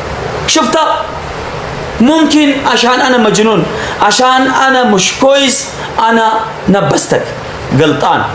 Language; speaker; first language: Arabic; non-native, learner; Amharic